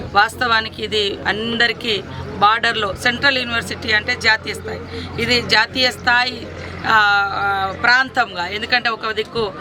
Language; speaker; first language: Telugu; native; Telugu